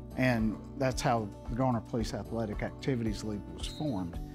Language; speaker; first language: English; native; English